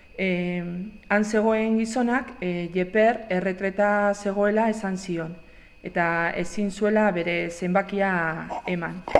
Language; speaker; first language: Basque; non-native, local second language; Spanish